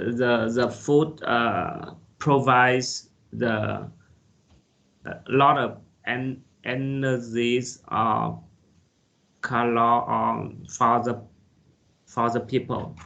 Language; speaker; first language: English; non-native, learner; Vietnamese